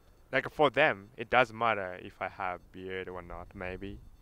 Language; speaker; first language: English; non-native, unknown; Japanese